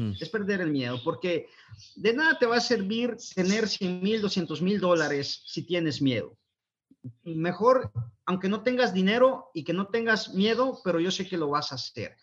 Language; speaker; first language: Spanish; native; Spanish